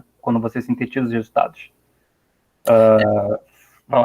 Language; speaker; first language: Portuguese; native; Portuguese